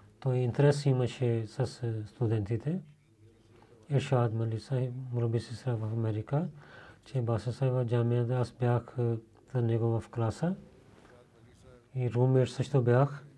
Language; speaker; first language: Bulgarian; non-native, learner; Urdu